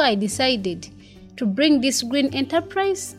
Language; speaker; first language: English; non-native, local second language; Ganda